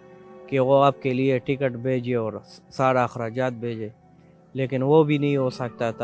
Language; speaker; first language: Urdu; non-native, local second language; Pashto